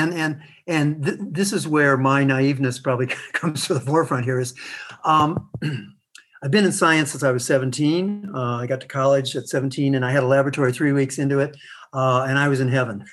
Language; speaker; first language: English; native; English